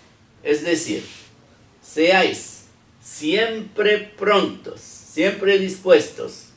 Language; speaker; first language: Spanish; non-native, fluent; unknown